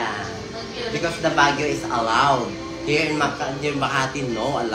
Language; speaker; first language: English; non-native, local second language; Filipino